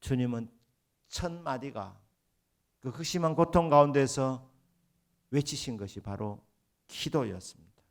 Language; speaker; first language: Korean; native; Korean